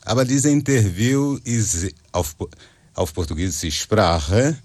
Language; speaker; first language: German; non-native, learner; Portuguese